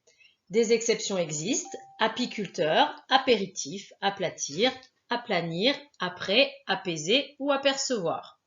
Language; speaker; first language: French; native; French